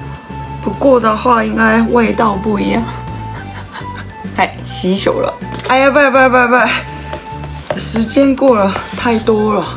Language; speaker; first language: Chinese; non-native, learner; Japanese